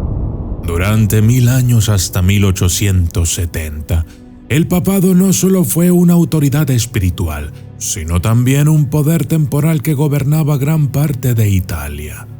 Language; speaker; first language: Spanish; native; Spanish